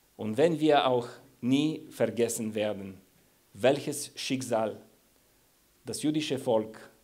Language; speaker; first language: German; non-native, fluent; Bulgarian